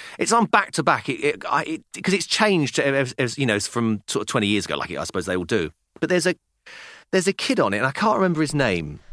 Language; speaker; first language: English; native; English